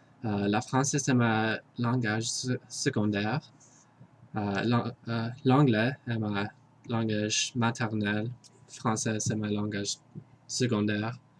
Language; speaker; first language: French; non-native, learner; English